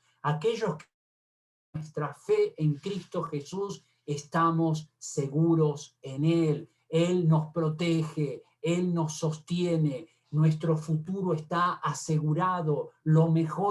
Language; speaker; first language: Spanish; native; Spanish